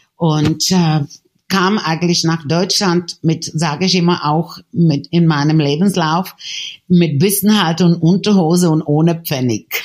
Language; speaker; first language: German; non-native, fluent; Czech